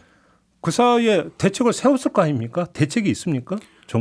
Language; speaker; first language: Korean; native; Korean